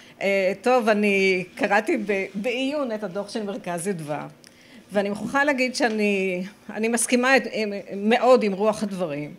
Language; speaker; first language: Hebrew; native; Hebrew